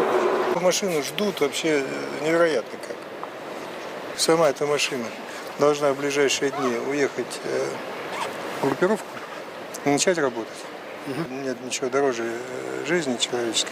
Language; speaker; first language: Russian; native; Russian